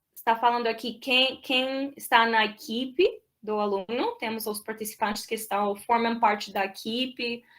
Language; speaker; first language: Portuguese; non-native, fluent; English